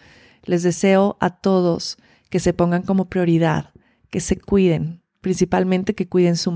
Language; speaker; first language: Spanish; native; Spanish